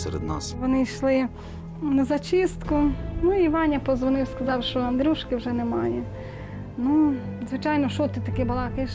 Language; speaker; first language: Ukrainian; native; Ukrainian